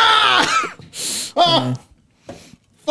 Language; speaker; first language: English; native; English